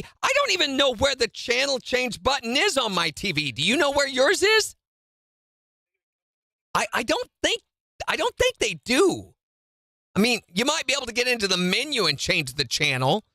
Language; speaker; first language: English; native; English